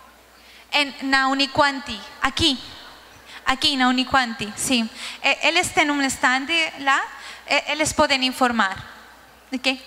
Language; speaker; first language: Portuguese; non-native, learner; Spanish